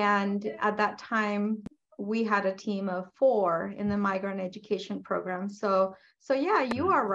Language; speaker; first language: English; non-native, fluent; Spanish